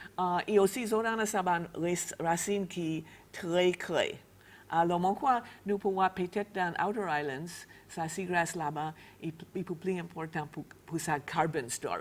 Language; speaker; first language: Haitian Creole; non-native, fluent; English